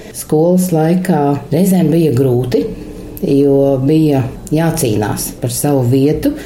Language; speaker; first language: Latvian; non-native, local second language; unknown